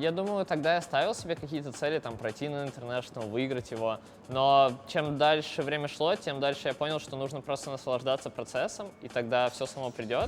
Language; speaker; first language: Russian; native; Russian